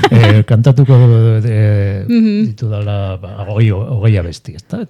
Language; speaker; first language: Basque; non-native, local second language; Spanish